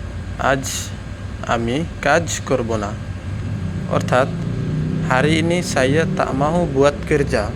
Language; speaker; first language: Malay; non-native, fluent; Bangla